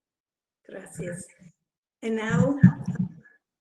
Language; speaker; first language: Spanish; non-native, learner; English